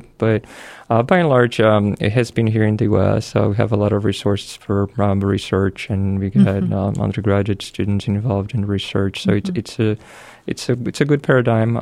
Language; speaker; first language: English; non-native, fluent; Portuguese